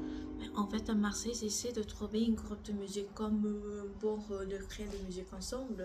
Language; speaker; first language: French; non-native, learner; Korean